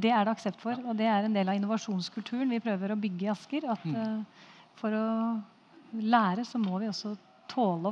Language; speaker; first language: Norwegian; native; Norwegian